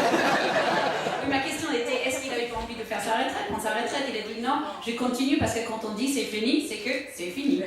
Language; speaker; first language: French; native; French